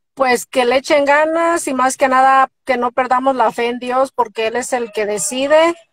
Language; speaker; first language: Spanish; native; Spanish